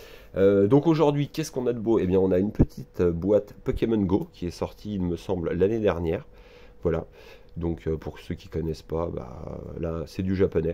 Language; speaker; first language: French; native; French